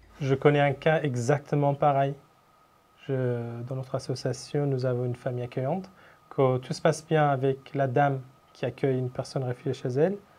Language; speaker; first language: French; non-native, fluent; Persian